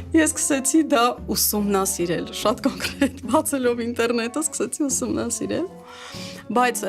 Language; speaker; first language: Armenian; early bilingual, heritage; Armenian